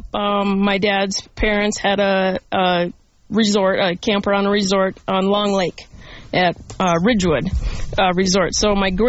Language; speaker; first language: English; native; English